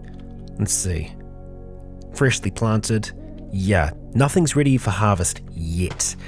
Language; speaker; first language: English; native; English